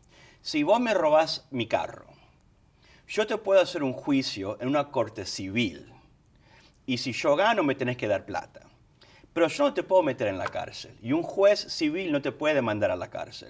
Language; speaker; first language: Spanish; early bilingual, other home language; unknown